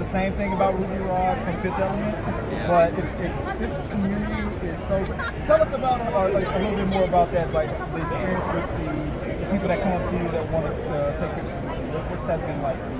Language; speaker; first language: English; native; English